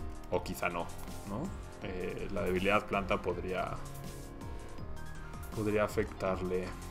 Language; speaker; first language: Spanish; native; Spanish